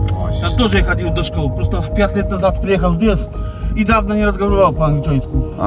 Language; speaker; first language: Russian; non-native, learner; Polish